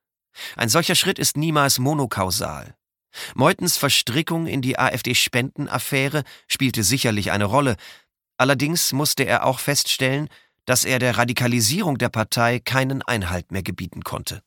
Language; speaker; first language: German; native; German